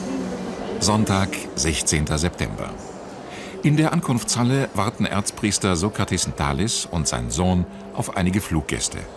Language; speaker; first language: German; native; German